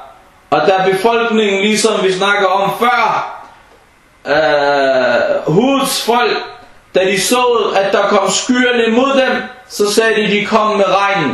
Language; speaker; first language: Danish; non-native, fluent; Arabic